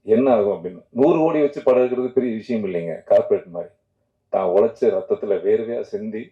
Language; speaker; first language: Tamil; native; Tamil